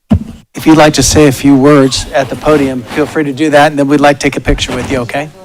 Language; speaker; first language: English; native; English